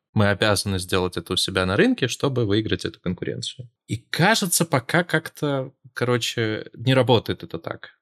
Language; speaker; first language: Russian; native; Russian